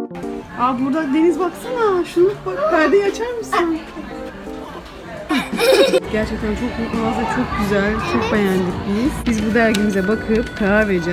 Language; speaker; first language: Turkish; native; Turkish